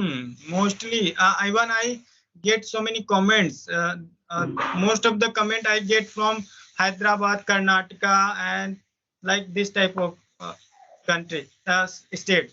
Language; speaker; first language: English; non-native, local second language; Hindi